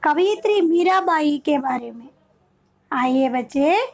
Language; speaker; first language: Hindi; non-native, local second language; Telugu